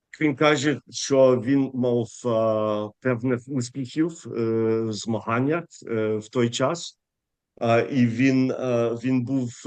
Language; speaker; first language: Ukrainian; early bilingual, heritage; Ukrainian